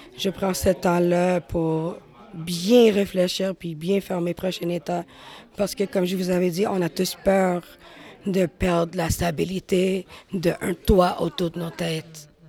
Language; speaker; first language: French; native; French